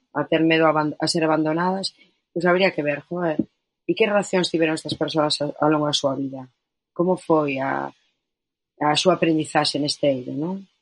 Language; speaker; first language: Galician; non-native, local second language; Spanish